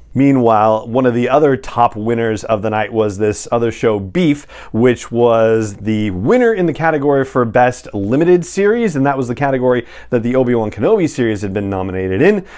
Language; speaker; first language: English; native; English